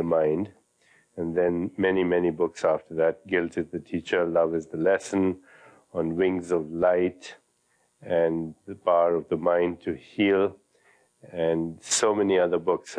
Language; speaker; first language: English; non-native, local second language; Hindi